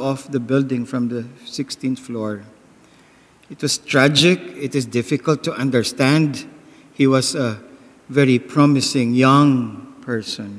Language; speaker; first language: English; non-native, local second language; Bikol